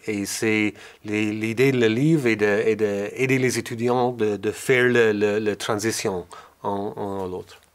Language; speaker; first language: French; non-native, fluent; English